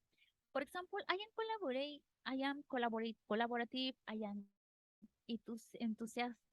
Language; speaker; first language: English; non-native, learner; Spanish